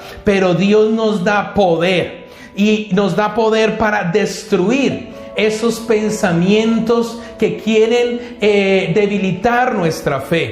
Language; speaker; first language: Spanish; native; Spanish